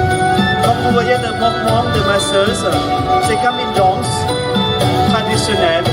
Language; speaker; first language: French; non-native, fluent; Thai